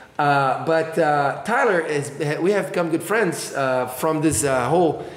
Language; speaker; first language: English; non-native, fluent; Portuguese